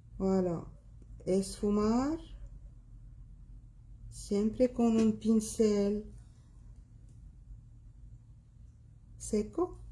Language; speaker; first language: Spanish; non-native, local second language; Arabic